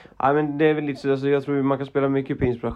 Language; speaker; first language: Swedish; native; Swedish